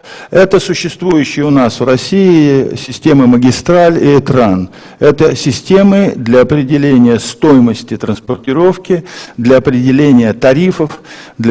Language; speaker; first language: Russian; native; Russian